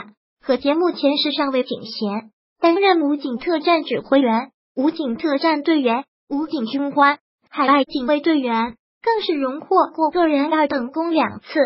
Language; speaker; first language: Chinese; native; Chinese